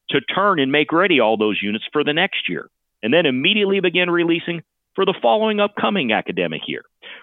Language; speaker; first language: English; native; English